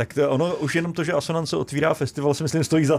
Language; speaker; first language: Czech; native; Czech